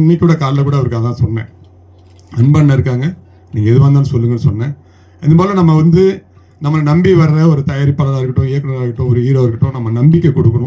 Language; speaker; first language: Tamil; native; Tamil